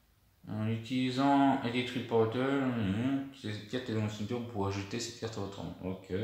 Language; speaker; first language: French; native; French